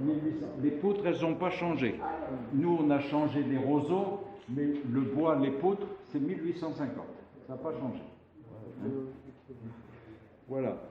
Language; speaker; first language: French; non-native, local second language; Arabic